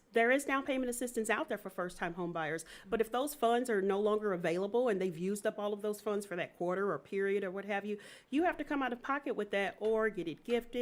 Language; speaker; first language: English; native; English